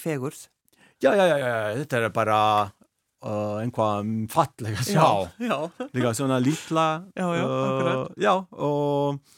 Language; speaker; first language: Icelandic; non-native, learner; Italian